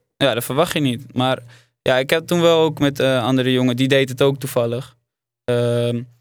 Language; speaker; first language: Dutch; native; Dutch